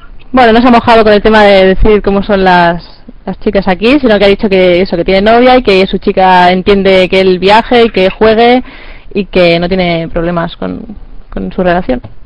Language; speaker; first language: Spanish; native; Spanish